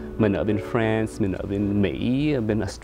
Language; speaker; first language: Vietnamese; early bilingual, other home language; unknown